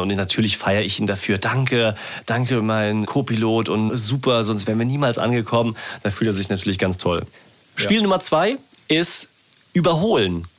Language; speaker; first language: German; native; German